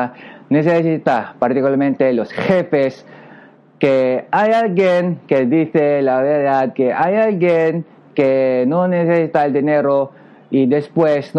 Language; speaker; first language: Spanish; non-native, learner; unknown